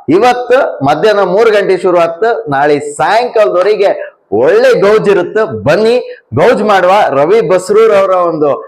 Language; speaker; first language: Kannada; native; Kannada